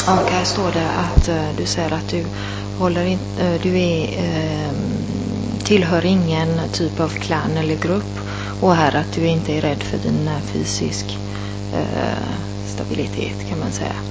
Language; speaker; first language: Swedish; non-native, fluent; Italian